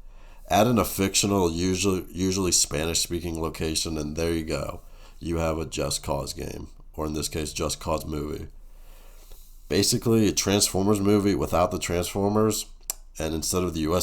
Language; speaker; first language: English; native; English